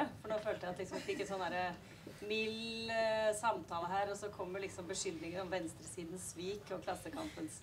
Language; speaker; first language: Norwegian; native; Norwegian